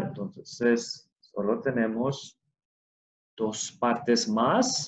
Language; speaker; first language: Spanish; non-native, fluent; Swedish